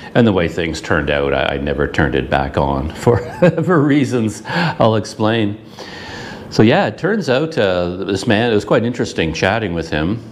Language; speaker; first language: English; native; English